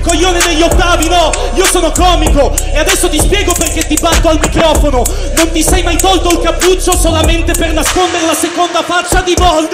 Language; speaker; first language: Italian; native; Italian